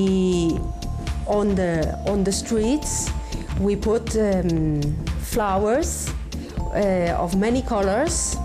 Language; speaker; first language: English; non-native, learner; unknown